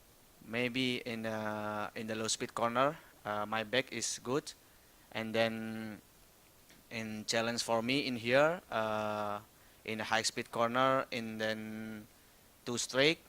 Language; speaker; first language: English; non-native, learner; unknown